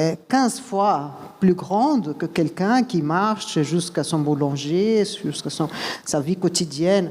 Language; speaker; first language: French; non-native, fluent; Portuguese